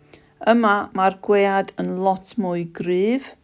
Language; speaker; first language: Welsh; non-native, fluent; English